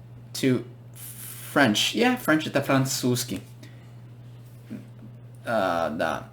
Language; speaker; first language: Russian; non-native, fluent; English